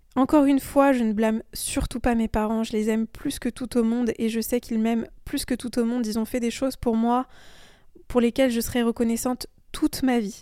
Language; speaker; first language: French; early bilingual, other home language; Persian